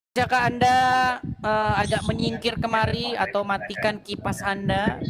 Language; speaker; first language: Indonesian; native; Indonesian